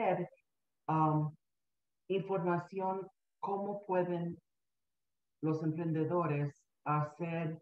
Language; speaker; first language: Spanish; early bilingual, heritage; Spanish